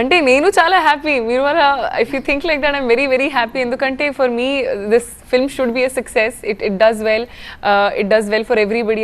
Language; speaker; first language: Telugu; non-native, fluent; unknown